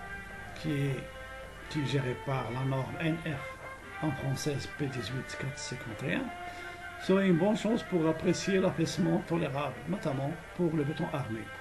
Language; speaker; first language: French; non-native, local second language; Arabic